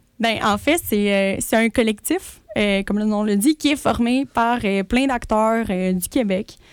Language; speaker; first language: French; early bilingual, other home language; Spanish